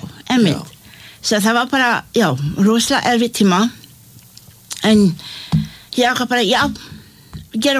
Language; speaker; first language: Icelandic; non-native, learner; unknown